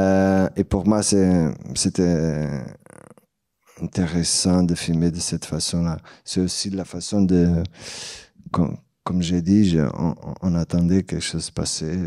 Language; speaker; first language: French; non-native, fluent; Portuguese